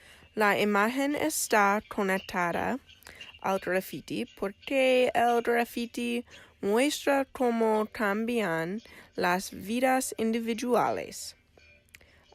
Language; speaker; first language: Spanish; non-native, learner; English